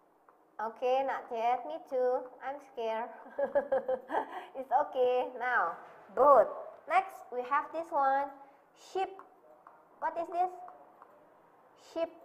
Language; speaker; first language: English; non-native, learner; Indonesian